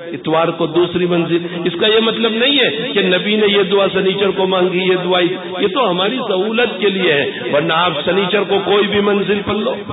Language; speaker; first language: Urdu; non-native, local second language; Gujarati